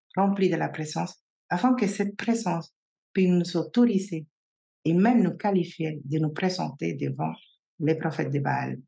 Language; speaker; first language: French; non-native, fluent; Spanish